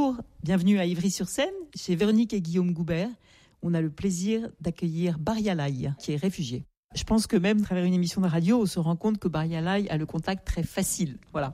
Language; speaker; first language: French; native; French